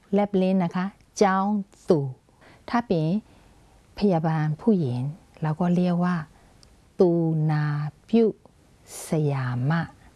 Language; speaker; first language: Thai; non-native, fluent; Burmese